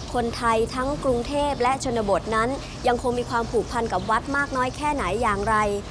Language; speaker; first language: Thai; native; Thai